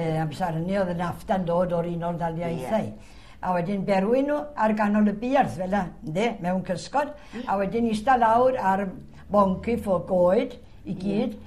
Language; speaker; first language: Welsh; early bilingual, heritage; Welsh